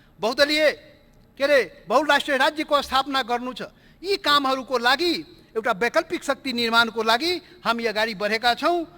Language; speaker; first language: Nepali; non-native, local second language; Maithili